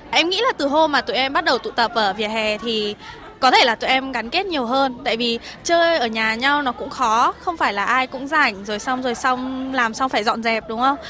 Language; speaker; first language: Vietnamese; early bilingual, heritage; Vietnamese